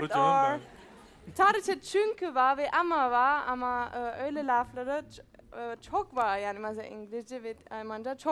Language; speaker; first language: Turkish; non-native, learner; German